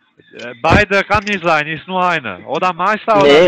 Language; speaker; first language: German; early bilingual, other home language; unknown